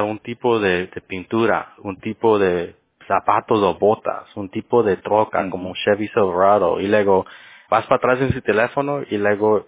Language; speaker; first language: Spanish; early bilingual, heritage; Spanish